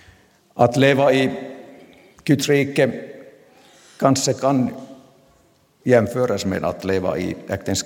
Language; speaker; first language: Swedish; non-native, local second language; Finnish